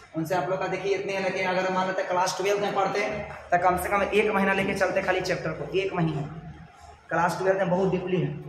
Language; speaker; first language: Hindi; native; Hindi